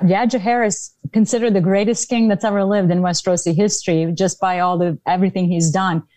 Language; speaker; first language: English; non-native, fluent; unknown